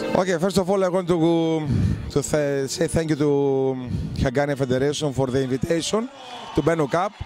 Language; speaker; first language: English; non-native, learner; Greek